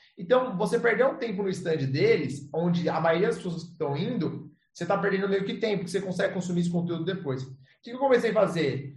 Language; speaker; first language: Portuguese; native; Portuguese